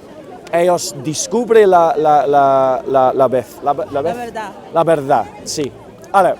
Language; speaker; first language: Spanish; non-native, learner; English